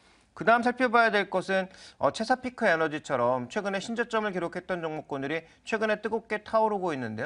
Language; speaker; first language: Korean; native; Korean